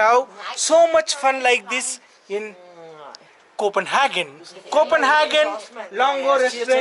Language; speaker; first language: English; non-native, local second language; Telugu